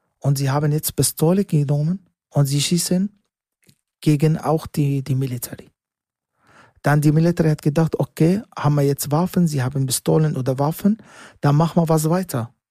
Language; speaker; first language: German; non-native, learner; Arabic